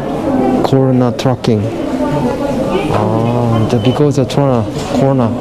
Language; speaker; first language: English; non-native, learner; Japanese